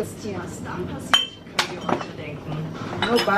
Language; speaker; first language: German; non-native, learner; Filipino